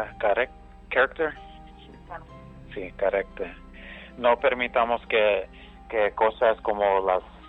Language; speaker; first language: Spanish; early bilingual, heritage; English